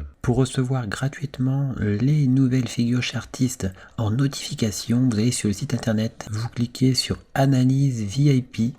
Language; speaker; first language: French; native; French